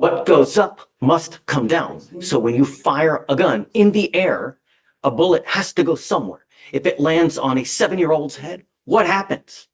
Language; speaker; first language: English; native; English